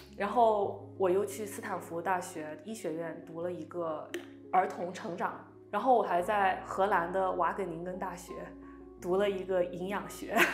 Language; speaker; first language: Chinese; early bilingual, heritage; Chinese